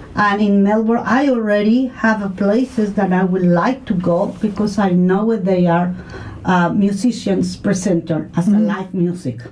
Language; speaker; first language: English; non-native, learner; Spanish